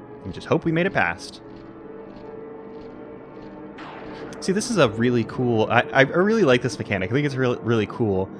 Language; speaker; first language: English; native; English